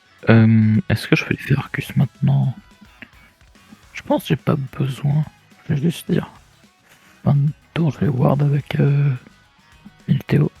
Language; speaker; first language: French; native; French